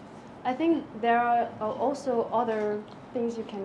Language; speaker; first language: English; non-native, fluent; French